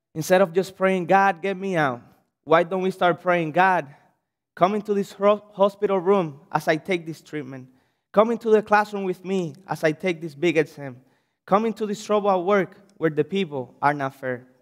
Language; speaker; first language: English; non-native, fluent; Spanish